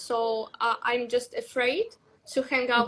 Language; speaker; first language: English; non-native, learner; Russian